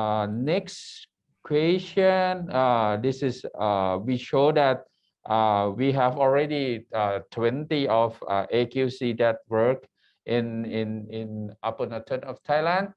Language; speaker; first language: English; non-native, learner; Thai